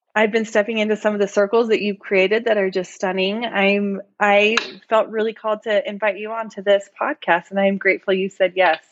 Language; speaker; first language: English; native; English